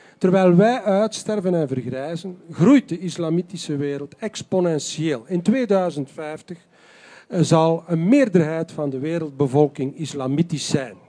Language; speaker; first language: Dutch; native; Dutch